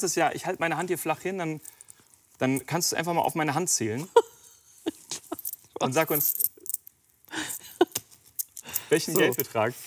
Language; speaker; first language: German; native; German